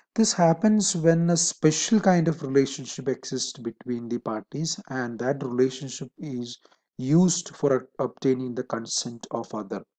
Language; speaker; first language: English; non-native, local second language; Malayalam